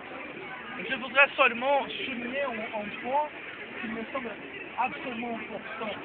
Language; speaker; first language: French; non-native, fluent; Portuguese